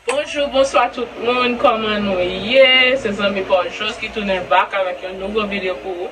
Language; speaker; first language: French; non-native, learner; Haitian Creole